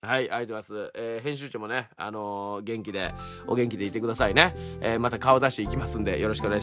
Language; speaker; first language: Japanese; native; Japanese